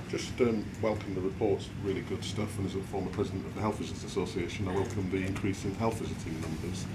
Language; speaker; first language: English; native; English